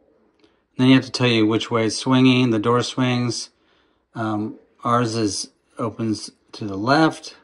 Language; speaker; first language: English; native; English